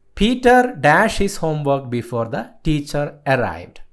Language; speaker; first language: English; non-native, local second language; Malayalam